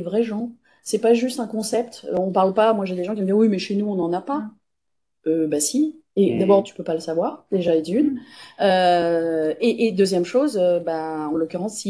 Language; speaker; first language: French; native; French